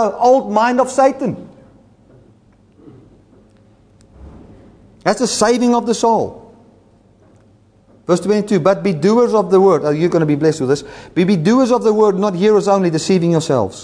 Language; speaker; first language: English; non-native, local second language; Afrikaans